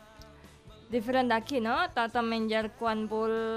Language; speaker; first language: Catalan; non-native, learner; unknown